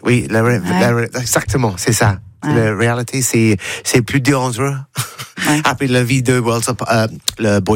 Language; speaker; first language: French; non-native, learner; English